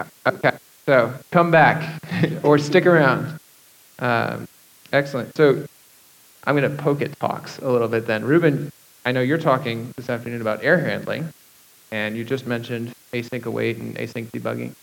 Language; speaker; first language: English; native; English